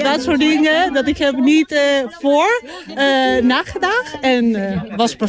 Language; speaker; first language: Dutch; non-native, fluent; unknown